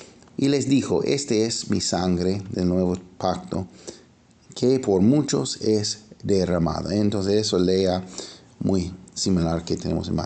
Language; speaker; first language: Spanish; non-native, fluent; English